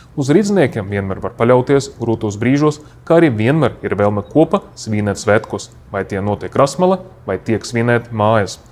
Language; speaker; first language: Latvian; non-native, local second language; Russian